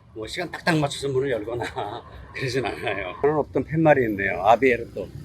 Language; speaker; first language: Korean; native; Korean